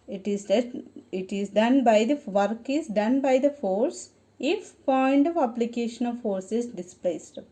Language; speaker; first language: English; non-native, local second language; Malayalam